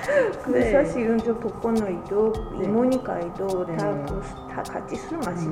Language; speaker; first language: Korean; non-native, learner; Japanese